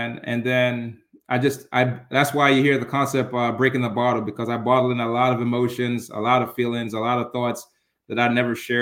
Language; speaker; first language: English; early bilingual, other home language; Jamaican Creole English